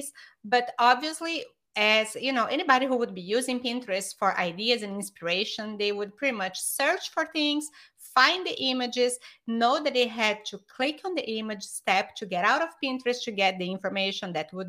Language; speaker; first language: English; non-native, fluent; Portuguese